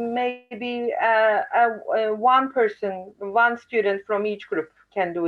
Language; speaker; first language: English; non-native, fluent; Turkish